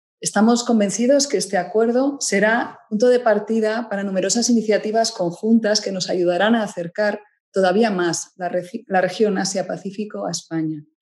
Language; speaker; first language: Spanish; native; Spanish